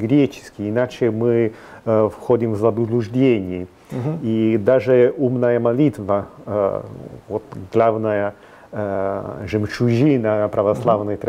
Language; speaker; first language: Russian; non-native, fluent; Italian